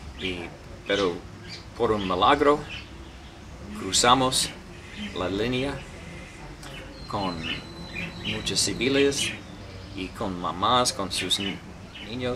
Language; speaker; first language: Spanish; non-native, learner; English